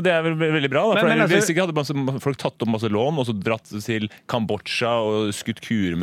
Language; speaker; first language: Norwegian; native; Norwegian